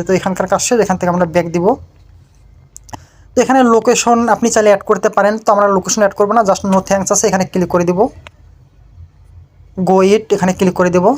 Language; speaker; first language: Bangla; native; Bangla